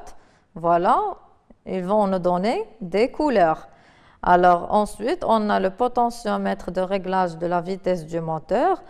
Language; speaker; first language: French; non-native, local second language; Arabic